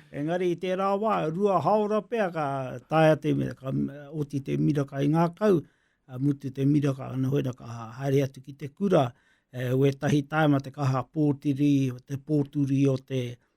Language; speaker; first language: Māori; native; Māori